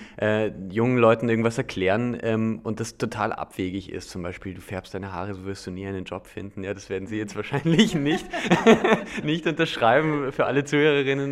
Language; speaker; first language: German; native; German